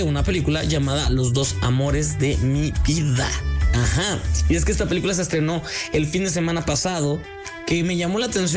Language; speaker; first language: Spanish; native; Spanish